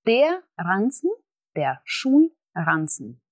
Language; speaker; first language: German; non-native, fluent; Russian